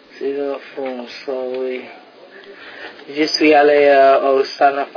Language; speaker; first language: French; non-native, learner; English